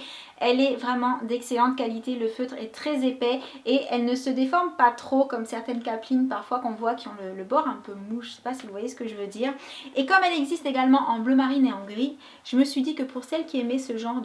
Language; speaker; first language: French; native; French